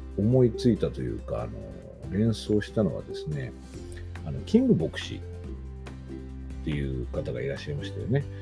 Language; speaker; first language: Japanese; native; Japanese